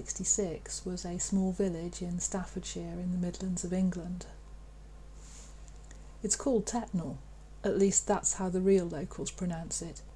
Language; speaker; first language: English; native; English